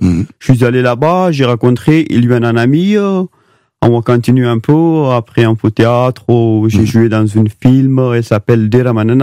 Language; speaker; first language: French; non-native, learner; Pashto